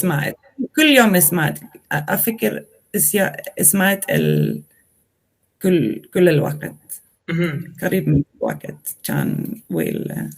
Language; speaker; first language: Arabic; non-native, learner; Swedish